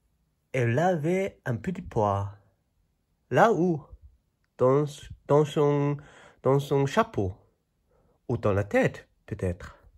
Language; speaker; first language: French; non-native, fluent; Chinese